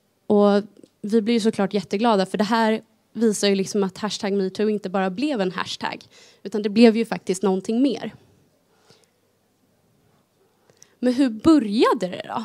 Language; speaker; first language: Swedish; native; Swedish